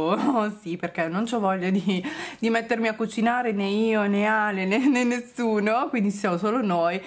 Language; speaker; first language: Italian; native; Italian